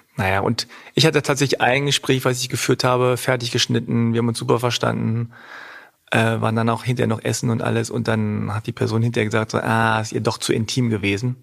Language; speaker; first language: German; native; German